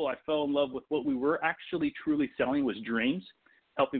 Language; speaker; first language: English; non-native, fluent; Portuguese